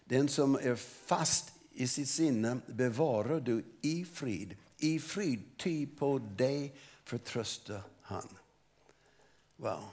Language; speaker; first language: Swedish; non-native, fluent; English